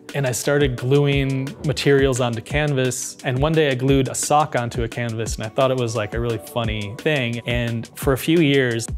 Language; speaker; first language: English; native; English